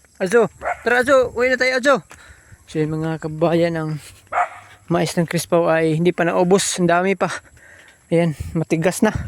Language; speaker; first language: Filipino; non-native, local second language; Cebuano